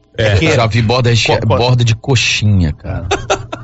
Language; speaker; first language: Portuguese; native; Portuguese